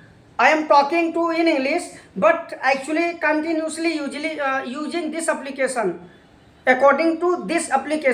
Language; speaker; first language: English; non-native, learner; Hindi